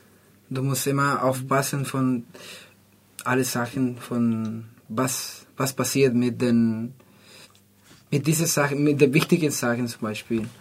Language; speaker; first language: German; non-native, learner; Spanish